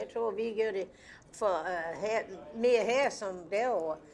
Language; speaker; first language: Danish; early bilingual, heritage; Danish